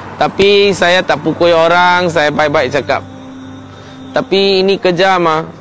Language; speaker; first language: Malay; non-native, local second language; Chinese